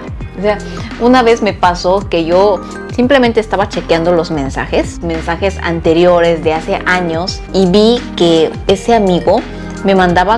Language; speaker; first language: Spanish; early bilingual, other home language; Korean